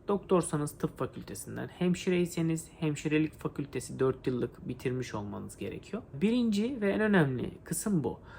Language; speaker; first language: Turkish; native; Turkish